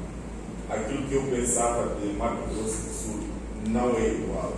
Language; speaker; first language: Portuguese; non-native, local second language; Tsonga